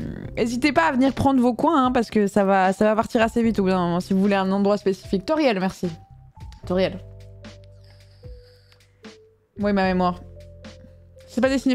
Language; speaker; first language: French; native; French